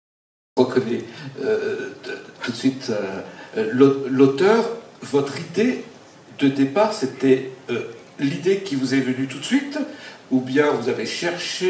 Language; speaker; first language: French; native; French